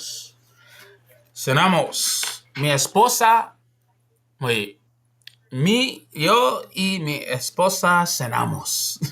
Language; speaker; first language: Spanish; non-native, learner; English